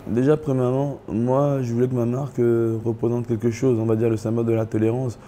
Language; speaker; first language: French; early bilingual, other home language; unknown